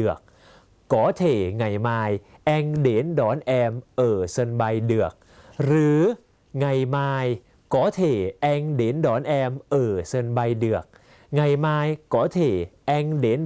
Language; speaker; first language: Thai; native; Thai